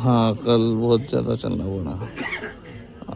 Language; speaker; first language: Hindi; non-native, local second language; Marathi